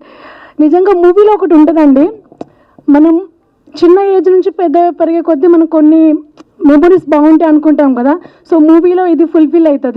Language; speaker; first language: Telugu; native; Telugu